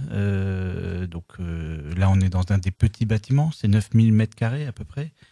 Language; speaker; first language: French; native; French